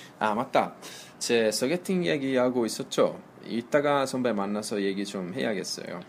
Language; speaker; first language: Korean; non-native, fluent; Italian